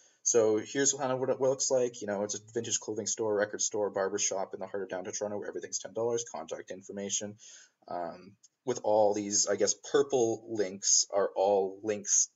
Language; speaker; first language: English; native; English